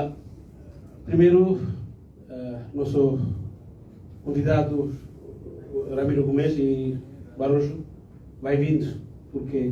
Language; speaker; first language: Portuguese; non-native, learner; Bangla